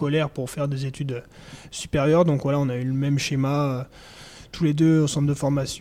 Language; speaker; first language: French; native; French